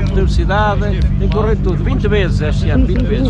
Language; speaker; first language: Portuguese; native; Portuguese